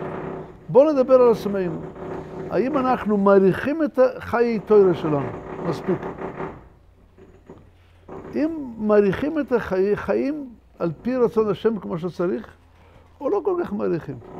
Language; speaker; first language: Hebrew; non-native, fluent; Russian